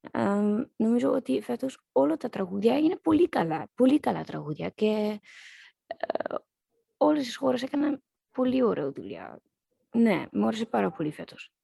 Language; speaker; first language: Greek; early bilingual, heritage; Dutch